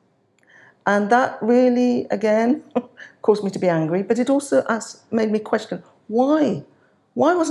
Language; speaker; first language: English; native; English